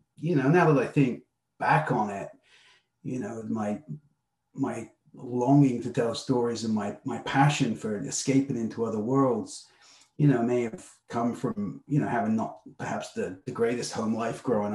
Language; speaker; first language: English; native; English